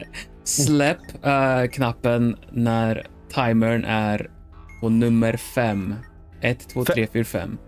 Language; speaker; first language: Swedish; non-native, learner; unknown